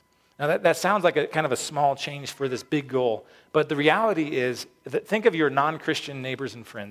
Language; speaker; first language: English; native; English